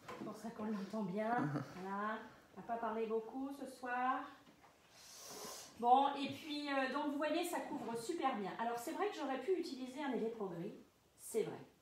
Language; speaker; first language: French; native; French